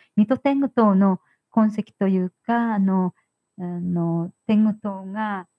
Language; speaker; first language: Japanese; native; Japanese